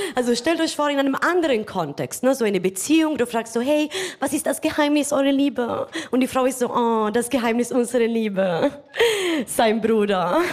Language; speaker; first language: German; non-native, fluent; Italian